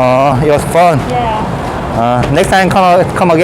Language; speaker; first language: English; non-native, learner; Korean